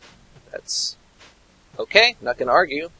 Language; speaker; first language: English; native; English